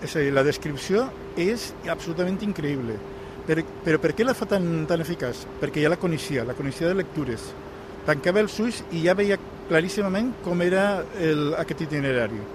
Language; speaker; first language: Catalan; non-native, local second language; Spanish